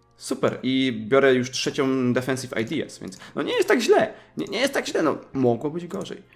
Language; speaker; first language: Polish; native; Polish